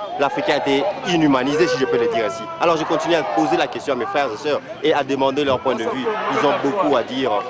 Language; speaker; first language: French; non-native, local second language; Lingala